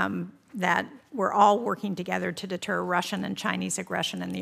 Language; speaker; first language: English; native; English